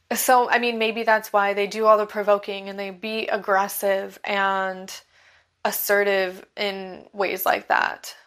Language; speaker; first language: English; native; English